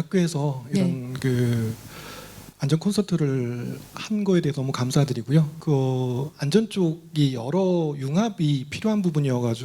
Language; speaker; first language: Korean; native; Korean